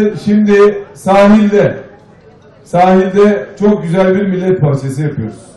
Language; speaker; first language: Turkish; native; Turkish